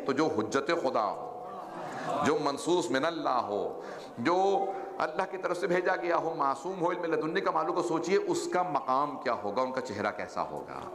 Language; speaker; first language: Urdu; native; Urdu